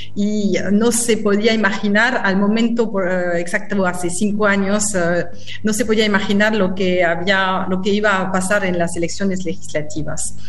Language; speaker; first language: Spanish; non-native, fluent; French